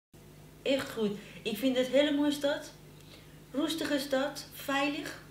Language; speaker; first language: Dutch; non-native, fluent; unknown